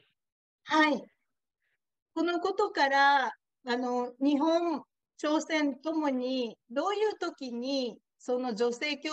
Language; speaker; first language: Japanese; native; Japanese